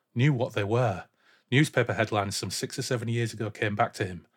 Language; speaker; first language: English; native; English